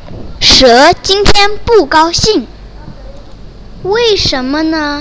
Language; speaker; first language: Chinese; non-native, local second language; Cantonese